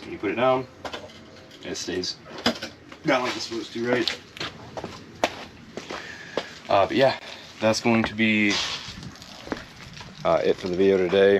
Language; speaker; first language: English; native; English